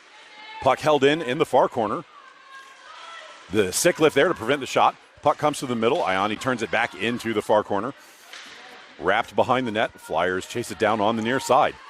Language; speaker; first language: English; native; English